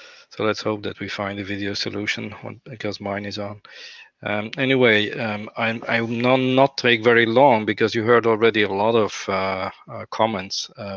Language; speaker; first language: English; non-native, fluent; Dutch